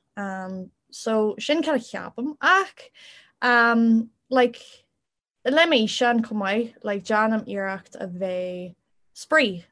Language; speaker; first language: Irish; non-native, local second language; English